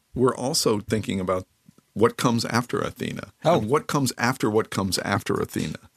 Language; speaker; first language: English; native; English